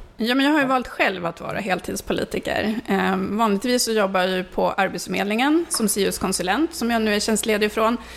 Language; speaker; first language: Swedish; early bilingual, other home language; Finnish